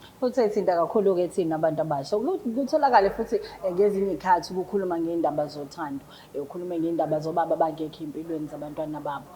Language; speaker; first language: Zulu; native; Zulu